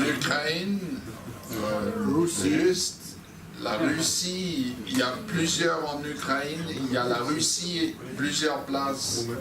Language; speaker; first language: French; non-native, fluent; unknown